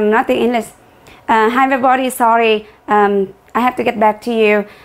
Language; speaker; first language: English; non-native, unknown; Vietnamese